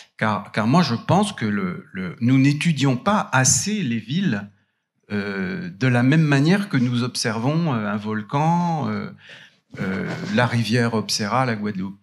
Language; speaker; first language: French; native; French